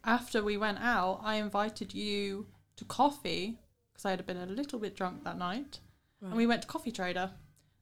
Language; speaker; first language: English; native; English